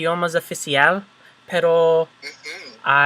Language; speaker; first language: Spanish; non-native, learner; English